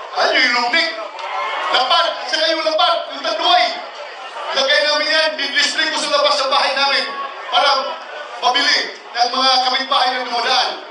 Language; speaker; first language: Filipino; non-native, local second language; Cebuano